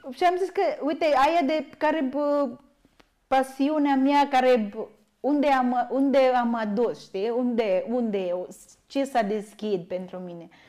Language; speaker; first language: Romanian; non-native, learner; Filipino